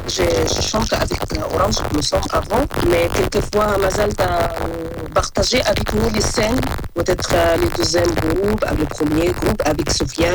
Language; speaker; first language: French; non-native, learner; Arabic